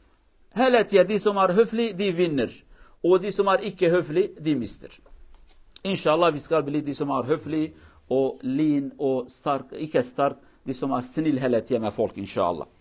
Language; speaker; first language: Norwegian; non-native, learner; Kurdish